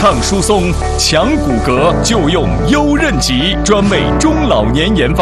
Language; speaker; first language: Chinese; native; Chinese